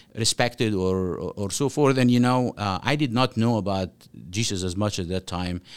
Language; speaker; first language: English; non-native, fluent; Arabic